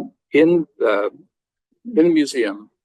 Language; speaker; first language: English; native; English